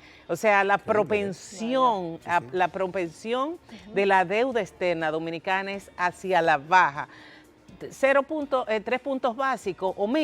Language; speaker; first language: Spanish; native; Spanish